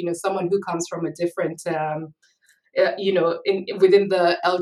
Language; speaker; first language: English; native; English